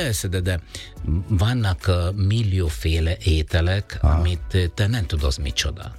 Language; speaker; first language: Hungarian; non-native, fluent; Italian